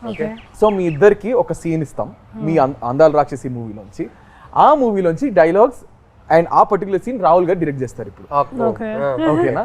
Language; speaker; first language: Telugu; native; Telugu